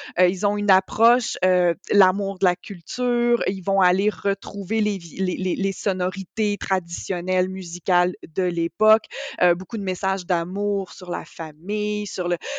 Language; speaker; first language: French; native; French